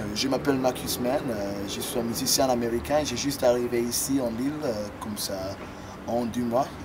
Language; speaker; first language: French; non-native, learner; English